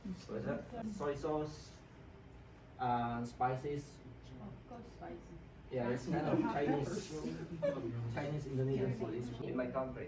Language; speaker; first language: English; non-native, local second language; Indonesian